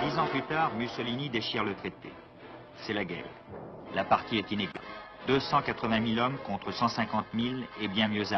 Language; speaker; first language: French; native; French